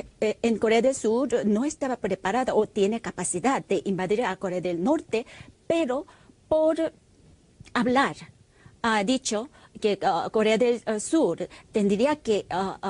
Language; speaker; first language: Spanish; non-native, fluent; Korean